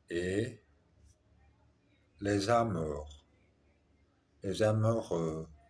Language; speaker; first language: French; non-native, learner; Portuguese